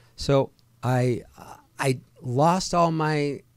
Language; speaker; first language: English; native; English